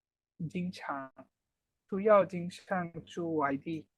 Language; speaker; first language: Chinese; non-native, learner; Bangla